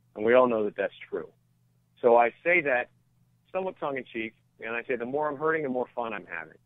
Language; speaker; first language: English; native; English